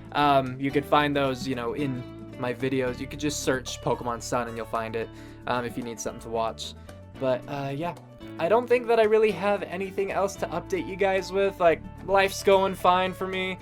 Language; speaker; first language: English; native; English